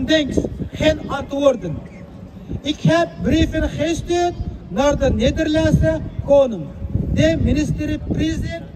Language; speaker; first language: Dutch; non-native, fluent; Uyghur